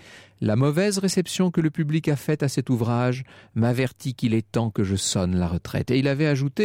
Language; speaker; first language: French; native; French